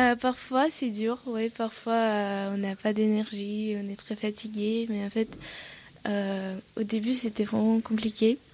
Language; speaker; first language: French; non-native, learner; Russian